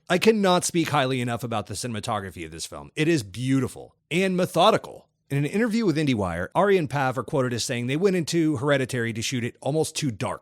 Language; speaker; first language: English; native; English